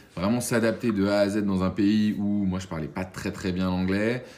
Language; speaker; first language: French; native; French